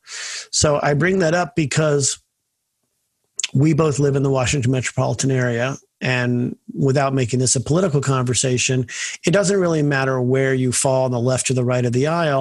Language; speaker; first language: English; native; English